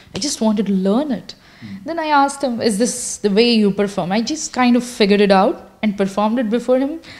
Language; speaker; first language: English; non-native, local second language; Kannada